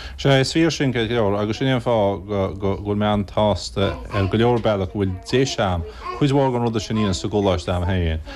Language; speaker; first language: Irish; native; Irish